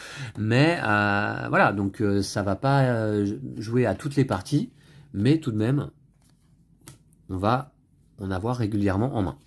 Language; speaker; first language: French; native; French